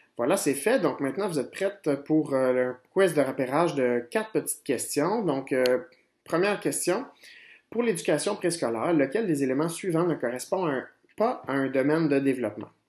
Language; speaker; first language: French; native; French